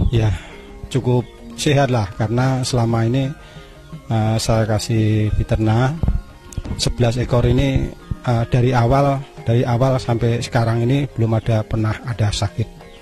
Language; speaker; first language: Indonesian; non-native, local second language; Javanese